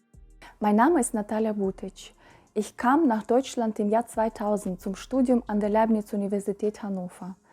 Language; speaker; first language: German; non-native, fluent; Ukrainian